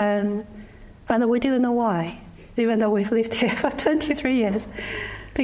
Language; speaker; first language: English; non-native, fluent; Chinese